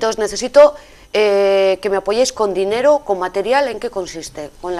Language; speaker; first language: Spanish; native; Spanish